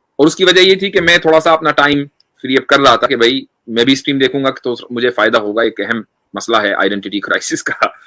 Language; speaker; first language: Urdu; native; Urdu